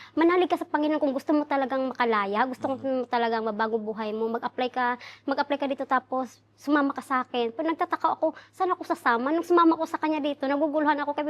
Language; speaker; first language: Filipino; native; Filipino